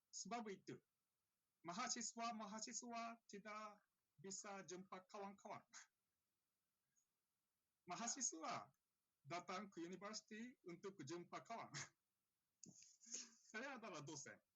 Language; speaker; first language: Indonesian; non-native, learner; Japanese